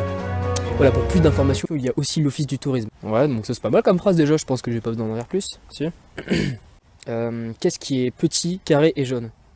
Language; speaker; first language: French; native; French